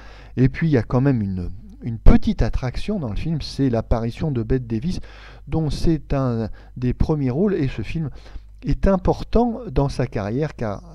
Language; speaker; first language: French; native; French